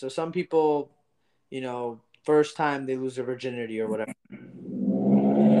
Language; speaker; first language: English; early bilingual, other home language; Gujarati